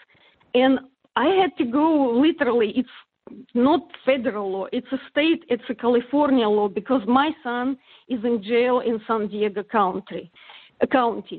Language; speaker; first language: English; non-native, fluent; Russian